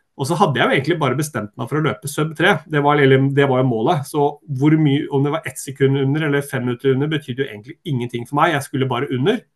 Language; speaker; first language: Norwegian; early bilingual, other home language; Swedish